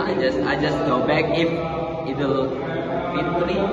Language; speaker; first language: English; non-native, learner; Indonesian